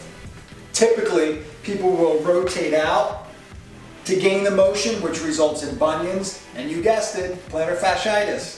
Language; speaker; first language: English; native; English